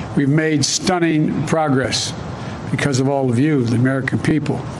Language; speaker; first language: English; native; English